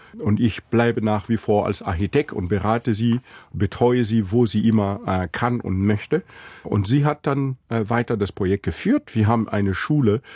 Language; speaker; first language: German; non-native, fluent; Mossi